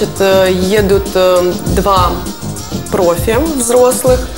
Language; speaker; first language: Russian; native; Russian